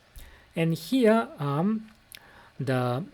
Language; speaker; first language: English; non-native, fluent; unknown